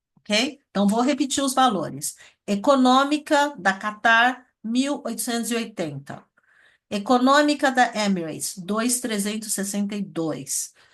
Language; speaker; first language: Portuguese; early bilingual, other home language; Chinese